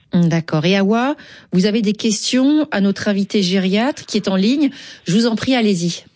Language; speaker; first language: French; native; French